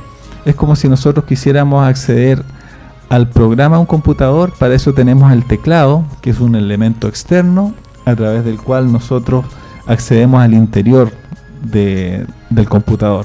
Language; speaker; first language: Spanish; native; Spanish